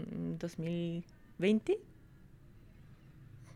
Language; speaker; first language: Spanish; non-native, fluent; Russian